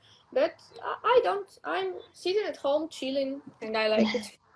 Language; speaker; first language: English; non-native, learner; Russian